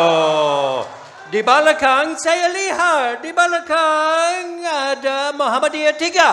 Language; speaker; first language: Indonesian; non-native, fluent; English